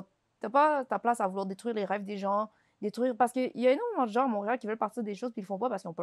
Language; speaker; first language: French; native; French